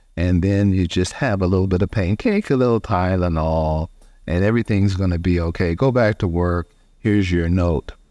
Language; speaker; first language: English; native; English